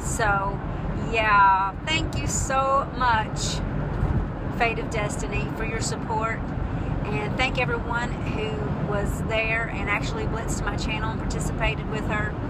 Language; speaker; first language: English; native; English